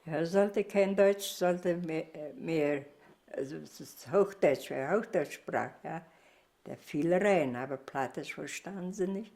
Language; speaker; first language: German; early bilingual, heritage; Plautdietsch